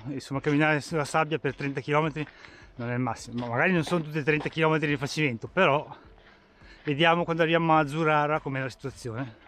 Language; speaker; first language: Italian; native; Italian